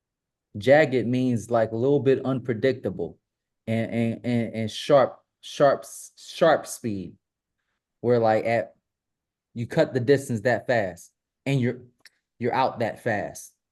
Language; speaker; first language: English; native; English